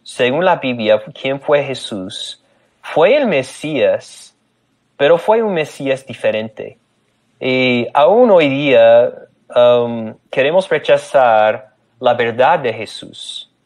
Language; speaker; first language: Spanish; non-native, fluent; English